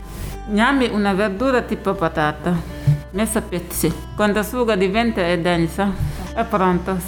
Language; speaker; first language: Italian; non-native, learner; Wolof